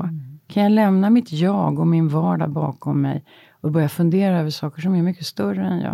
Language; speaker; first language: Swedish; native; Swedish